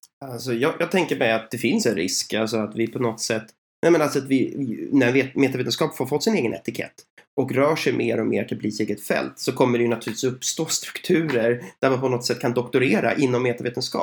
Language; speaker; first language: Swedish; native; Swedish